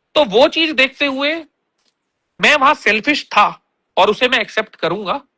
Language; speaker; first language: Hindi; native; Hindi